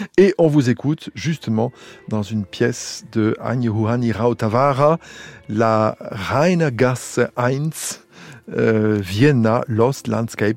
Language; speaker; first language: French; native; French